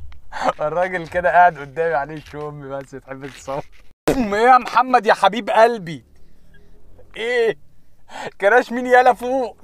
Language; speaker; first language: Arabic; native; Arabic